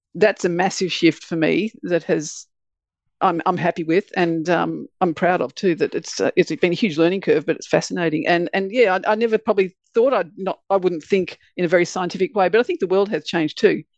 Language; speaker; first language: English; native; English